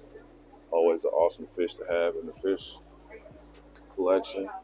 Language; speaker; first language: English; native; English